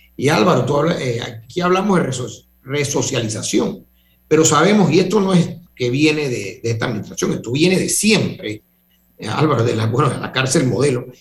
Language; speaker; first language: Spanish; native; Spanish